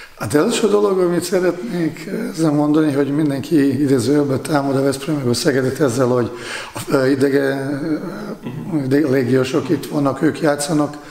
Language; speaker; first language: Hungarian; non-native, fluent; Bosnian